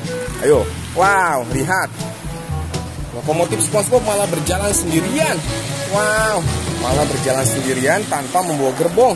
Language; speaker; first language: Indonesian; native; Indonesian